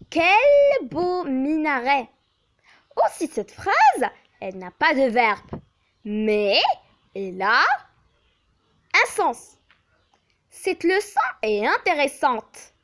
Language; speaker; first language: French; non-native, local second language; Arabic